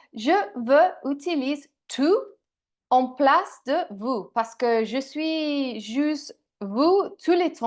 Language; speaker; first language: French; non-native, learner; English